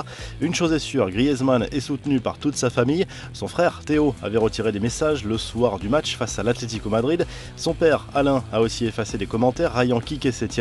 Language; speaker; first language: French; native; French